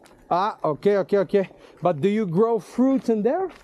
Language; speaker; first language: English; non-native, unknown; French